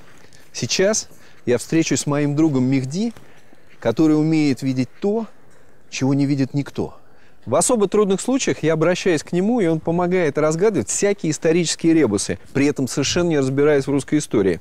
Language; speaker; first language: Russian; native; Russian